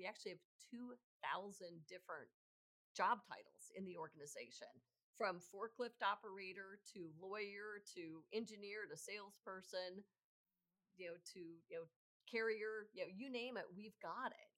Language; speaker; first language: English; native; English